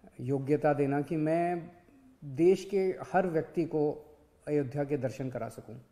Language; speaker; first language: Hindi; native; Hindi